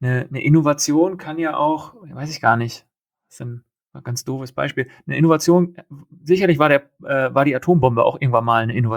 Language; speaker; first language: German; native; German